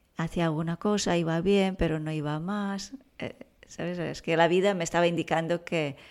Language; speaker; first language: Spanish; non-native, fluent; Portuguese